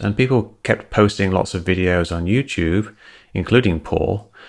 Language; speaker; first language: English; native; English